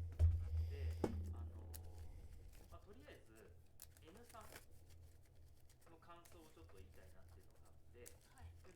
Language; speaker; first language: Japanese; native; Japanese